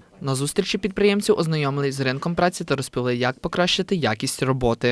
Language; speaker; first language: Ukrainian; native; Ukrainian